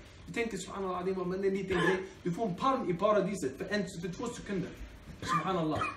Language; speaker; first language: Swedish; early bilingual, other home language; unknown